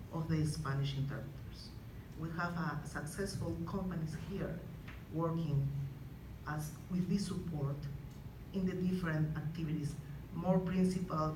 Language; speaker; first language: English; non-native, fluent; Spanish